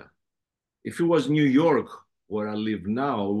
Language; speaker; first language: English; non-native, fluent; Greek